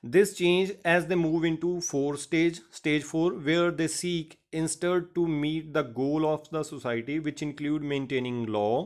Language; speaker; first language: English; non-native, local second language; Punjabi